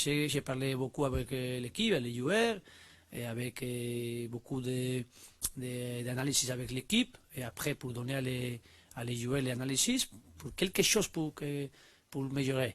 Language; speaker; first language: French; non-native, learner; Spanish